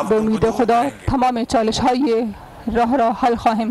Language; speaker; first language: Persian; non-native, learner; Urdu